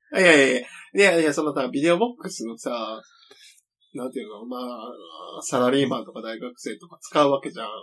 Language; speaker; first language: Japanese; native; Japanese